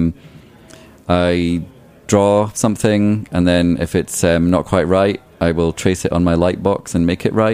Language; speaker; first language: English; native; English